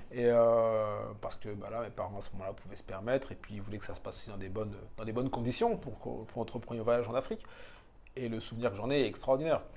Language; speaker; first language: French; early bilingual, other home language; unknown